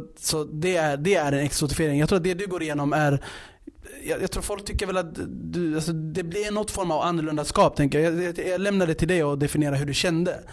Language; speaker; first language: Swedish; early bilingual, other home language; Amharic